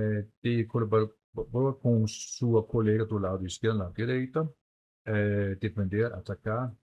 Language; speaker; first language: Portuguese; non-native, fluent; Danish